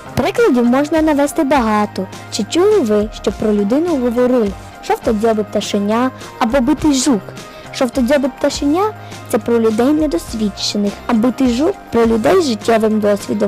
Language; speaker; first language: Ukrainian; native; Ukrainian